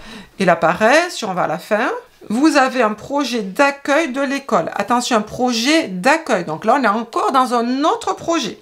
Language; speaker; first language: French; native; French